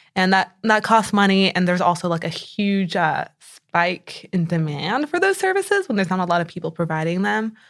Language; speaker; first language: English; native; English